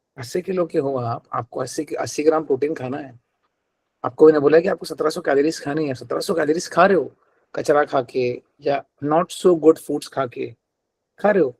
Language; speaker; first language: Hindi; non-native, local second language; Telugu